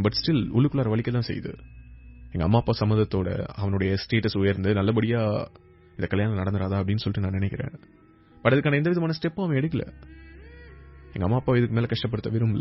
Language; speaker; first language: Tamil; native; Tamil